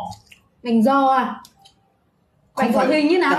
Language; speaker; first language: Vietnamese; native; Vietnamese